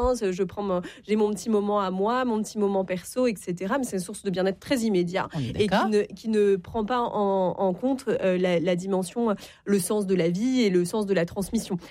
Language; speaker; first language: French; native; French